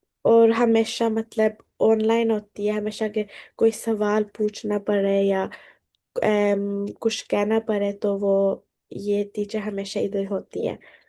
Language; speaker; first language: Hindi; early bilingual, heritage; Hindi